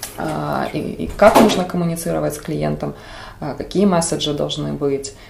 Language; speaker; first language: Russian; native; Russian